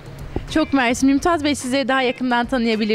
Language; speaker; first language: Turkish; native; Turkish